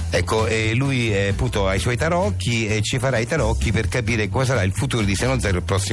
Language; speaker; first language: Italian; native; Italian